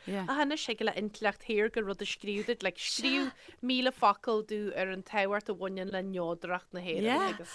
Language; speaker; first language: Irish; native; Irish